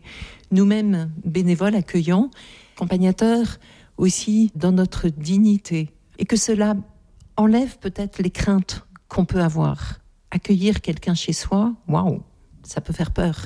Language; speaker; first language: French; native; French